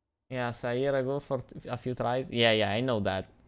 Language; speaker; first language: English; non-native, fluent; Italian